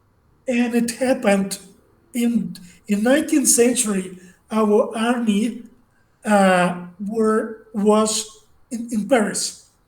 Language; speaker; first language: English; non-native, learner; Russian